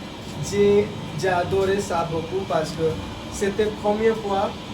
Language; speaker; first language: French; non-native, learner; Hindi